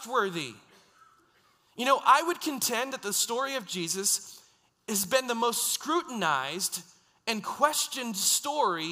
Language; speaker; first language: English; native; English